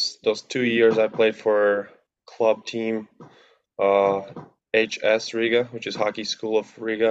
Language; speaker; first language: English; non-native, fluent; Latvian